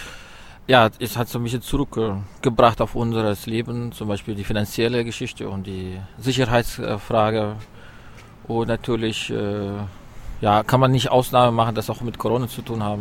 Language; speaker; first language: German; non-native, learner; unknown